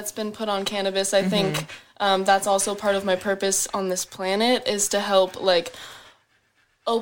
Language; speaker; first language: English; native; English